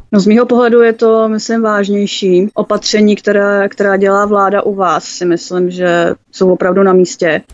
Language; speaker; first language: Czech; native; Czech